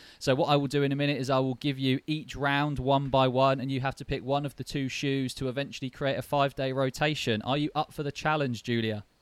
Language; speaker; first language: English; native; English